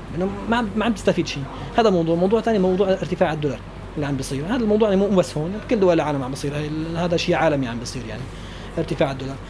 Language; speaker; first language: Arabic; native; Arabic